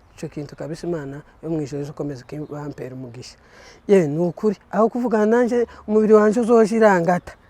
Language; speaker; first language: Kinyarwanda; native; Kinyarwanda